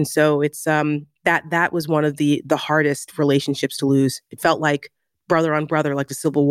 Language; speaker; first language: English; native; English